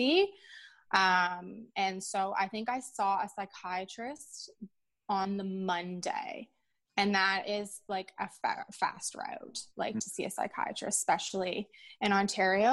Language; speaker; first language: English; native; English